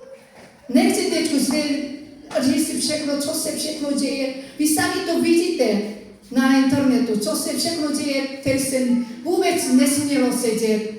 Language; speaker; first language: Czech; non-native, fluent; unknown